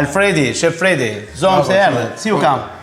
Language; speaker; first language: Albanian; native; Albanian